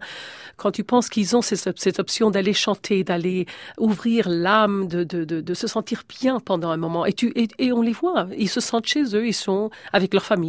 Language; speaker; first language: French; early bilingual, heritage; Spanish